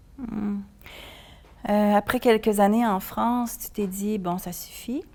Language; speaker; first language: French; native; French